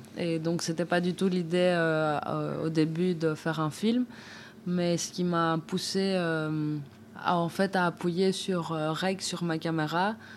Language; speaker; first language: French; non-native, fluent; Greek